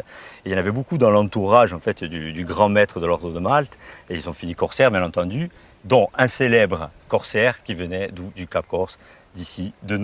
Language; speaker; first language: French; native; French